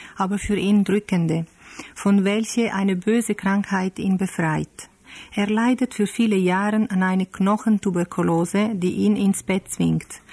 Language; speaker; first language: German; non-native, fluent; Italian